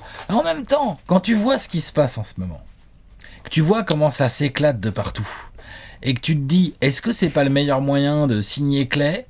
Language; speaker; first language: French; native; French